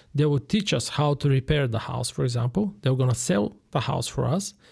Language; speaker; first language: English; non-native, fluent; Bulgarian